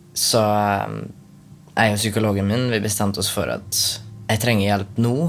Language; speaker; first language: Norwegian; native; Norwegian